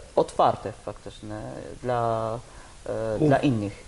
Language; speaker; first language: Polish; non-native, learner; Arabic